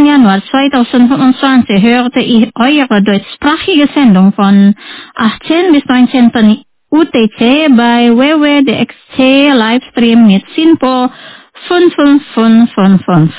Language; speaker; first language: German; non-native, fluent; Indonesian